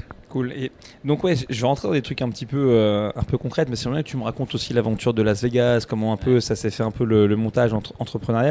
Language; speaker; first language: French; native; French